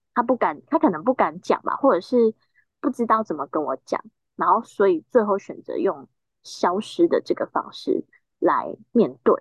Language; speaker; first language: Chinese; native; Chinese